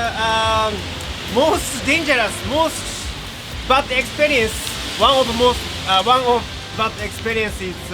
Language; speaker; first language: English; non-native, learner; Japanese